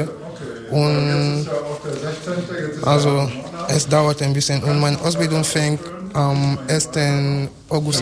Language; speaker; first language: German; non-native, learner; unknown